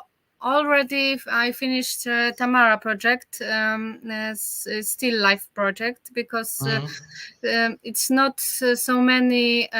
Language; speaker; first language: English; non-native, learner; Polish